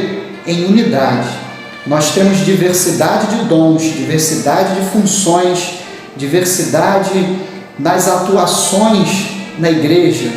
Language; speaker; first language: Portuguese; native; Portuguese